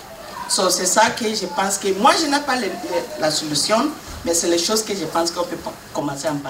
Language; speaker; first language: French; non-native, fluent; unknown